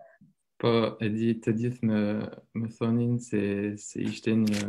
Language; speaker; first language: Albanian; non-native, learner; French